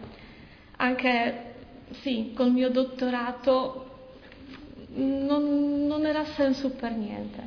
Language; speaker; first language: Italian; non-native, learner; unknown